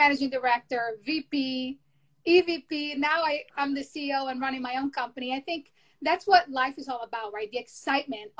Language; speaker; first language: English; non-native, fluent; Portuguese